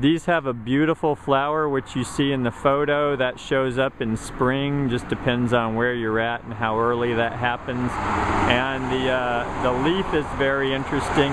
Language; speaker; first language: English; native; English